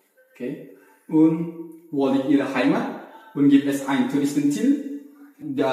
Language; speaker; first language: German; non-native, fluent; Indonesian